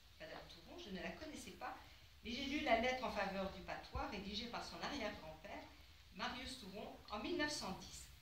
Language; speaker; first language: French; native; French